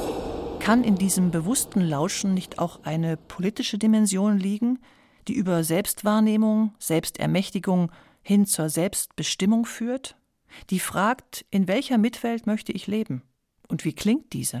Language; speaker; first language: German; native; German